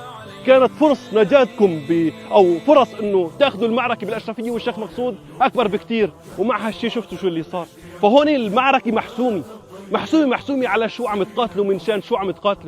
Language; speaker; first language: Arabic; native; Arabic